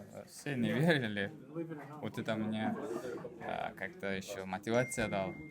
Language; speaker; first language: Russian; non-native, learner; Uzbek